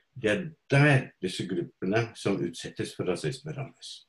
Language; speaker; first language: Norwegian; non-native, fluent; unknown